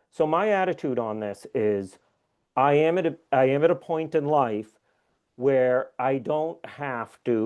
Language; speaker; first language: English; native; English